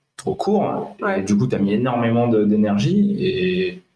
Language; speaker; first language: French; native; French